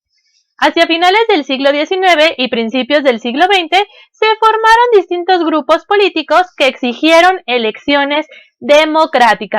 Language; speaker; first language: Spanish; native; Spanish